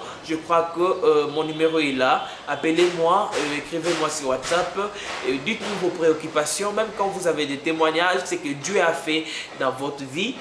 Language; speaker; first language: French; non-native, local second language; Lingala